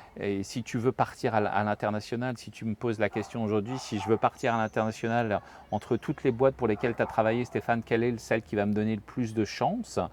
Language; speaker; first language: French; native; French